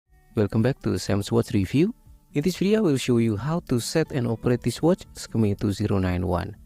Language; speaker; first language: English; non-native, fluent; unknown